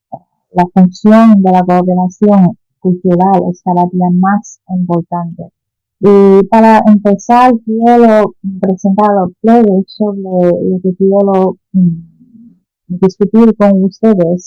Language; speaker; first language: Spanish; non-native, fluent; Chinese